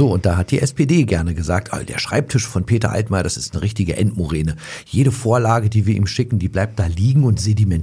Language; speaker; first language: German; native; German